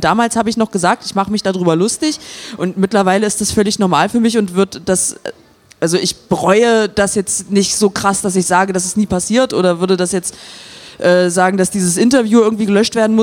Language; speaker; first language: German; native; German